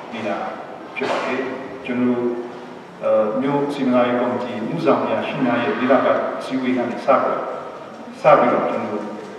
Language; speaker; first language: Burmese; non-native, local second language; Hakha Chin